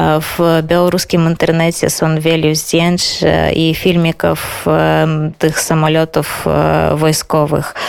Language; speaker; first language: Polish; non-native, fluent; Belarusian